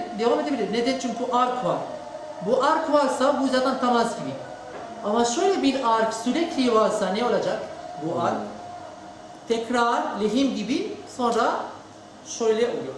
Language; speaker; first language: Turkish; non-native, learner; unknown